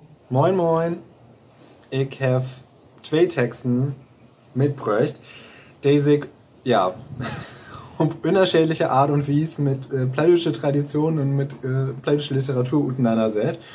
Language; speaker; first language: German; native; German